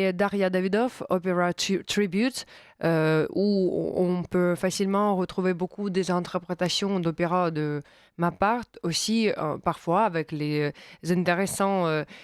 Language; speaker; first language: French; non-native, fluent; Russian